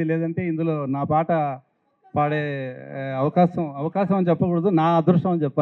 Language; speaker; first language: Telugu; native; Telugu